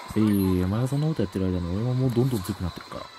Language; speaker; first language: Japanese; native; Japanese